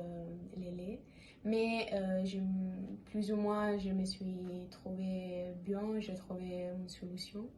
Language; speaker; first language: French; non-native, learner; Italian